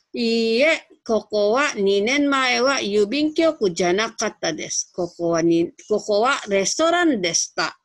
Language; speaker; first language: Japanese; non-native, fluent; Filipino